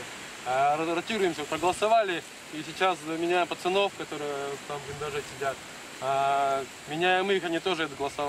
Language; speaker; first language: Russian; native; Russian